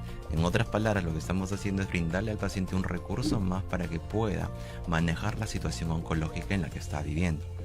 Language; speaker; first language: Spanish; native; Spanish